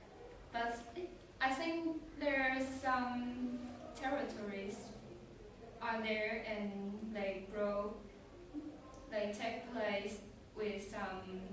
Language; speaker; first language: English; non-native, learner; Chinese